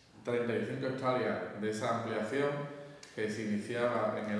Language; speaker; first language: Spanish; native; Spanish